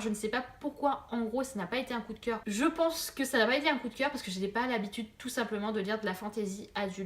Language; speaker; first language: French; native; French